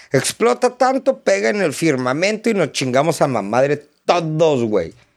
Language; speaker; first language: Spanish; early bilingual, heritage; Spanish